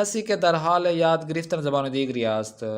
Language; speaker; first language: Persian; non-native, fluent; Urdu